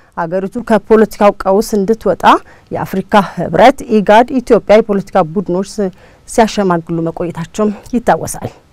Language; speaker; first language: Amharic; non-native, local second language; Oromo